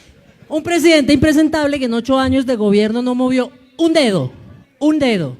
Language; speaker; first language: Spanish; native; Spanish